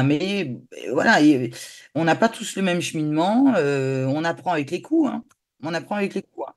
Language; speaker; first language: French; native; French